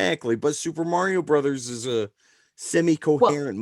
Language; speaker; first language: English; native; English